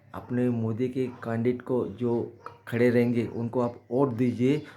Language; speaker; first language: Hindi; non-native, local second language; Marathi